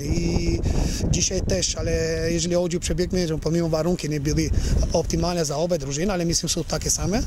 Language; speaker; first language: Polish; non-native, learner; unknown